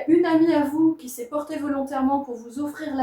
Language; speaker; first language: French; native; French